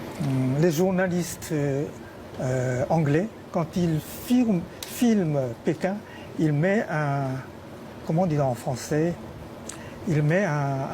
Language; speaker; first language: French; non-native, fluent; Chinese